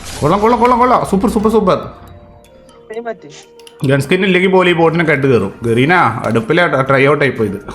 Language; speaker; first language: Malayalam; native; Malayalam